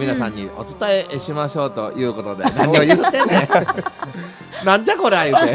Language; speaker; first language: Japanese; native; Japanese